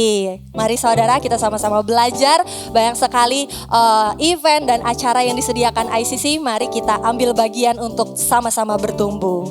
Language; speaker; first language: Indonesian; native; Indonesian